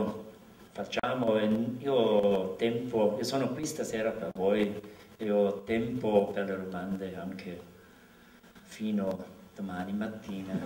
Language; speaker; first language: Italian; non-native, local second language; German